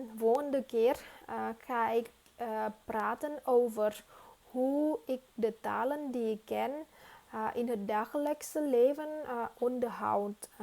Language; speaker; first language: Dutch; non-native, fluent; Vietnamese